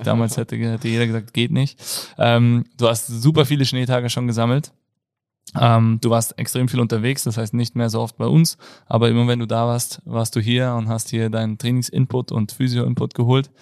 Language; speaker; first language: German; native; German